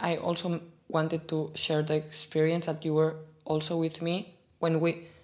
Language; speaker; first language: English; non-native, fluent; Spanish